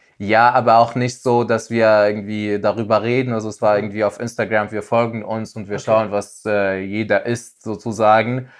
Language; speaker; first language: German; non-native, fluent; Arabic